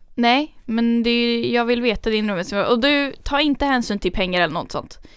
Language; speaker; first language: Swedish; native; Swedish